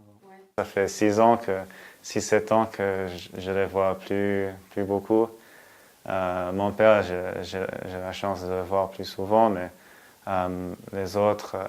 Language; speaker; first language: French; non-native, fluent; Hebrew